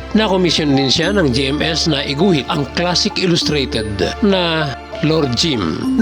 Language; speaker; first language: Filipino; native; Filipino